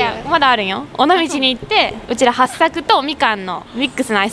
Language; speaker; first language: Japanese; native; Japanese